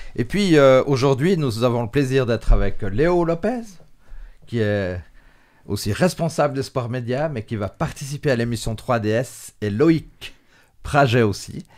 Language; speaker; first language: French; native; French